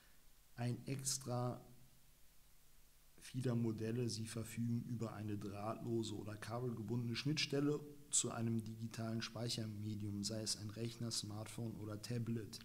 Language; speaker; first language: German; native; German